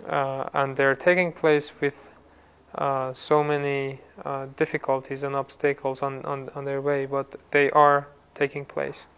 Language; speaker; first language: English; non-native, fluent; Persian